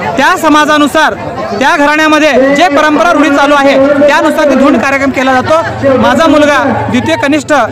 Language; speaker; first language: Marathi; non-native, local second language; Lambadi